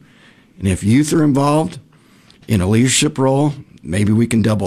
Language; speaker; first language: English; native; English